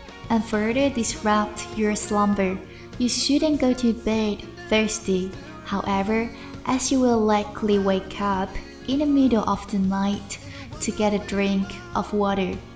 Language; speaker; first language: English; non-native, fluent; Chinese